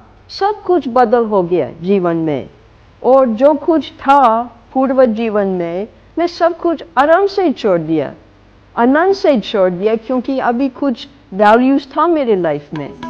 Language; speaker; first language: Hindi; non-native, fluent; English